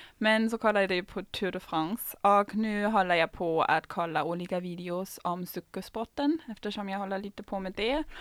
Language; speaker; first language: Swedish; non-native, fluent; German